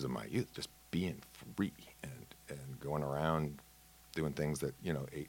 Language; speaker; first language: English; native; English